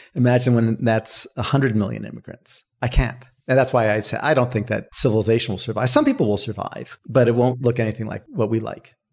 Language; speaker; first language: English; native; English